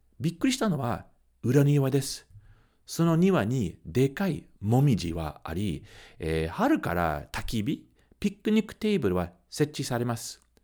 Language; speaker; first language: Japanese; non-native, fluent; English